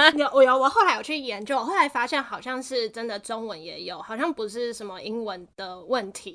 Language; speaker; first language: Chinese; native; Chinese